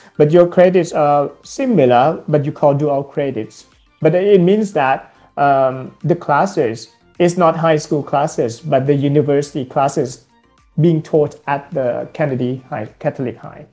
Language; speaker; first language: English; non-native, fluent; Thai